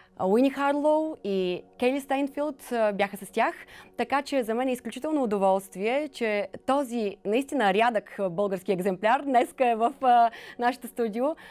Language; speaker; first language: Bulgarian; native; Bulgarian